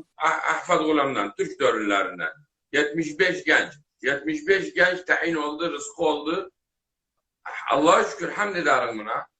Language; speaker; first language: Turkish; native; Turkish